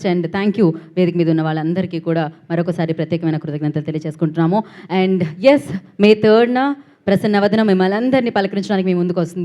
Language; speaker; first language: Telugu; native; Telugu